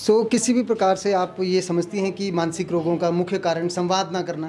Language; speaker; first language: Hindi; native; Hindi